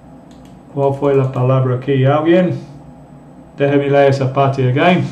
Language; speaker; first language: Spanish; non-native, fluent; English